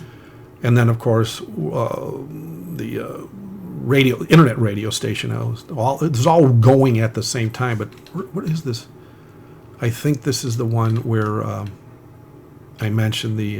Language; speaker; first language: English; native; English